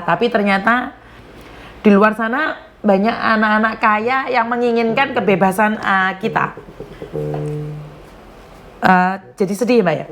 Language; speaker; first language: Indonesian; non-native, local second language; Javanese